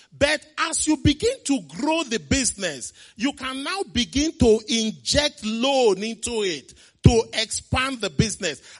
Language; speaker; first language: English; non-native, local second language; Igbo